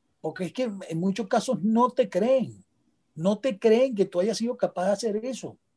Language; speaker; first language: Spanish; native; Spanish